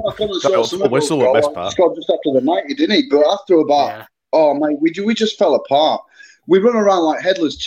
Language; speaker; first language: English; native; English